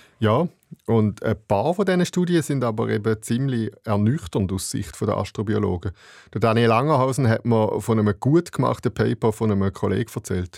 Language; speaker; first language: German; native; German